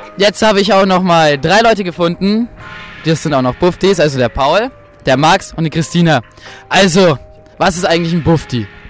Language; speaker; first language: German; native; German